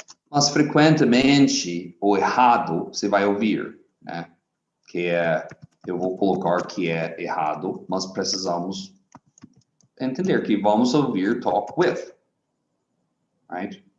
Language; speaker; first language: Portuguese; non-native, fluent; English